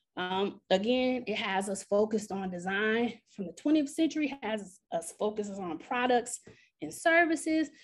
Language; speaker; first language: English; native; English